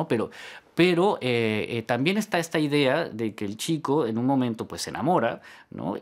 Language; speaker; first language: Spanish; native; Spanish